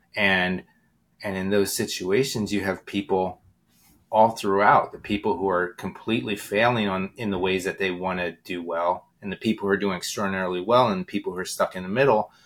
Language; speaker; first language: English; native; English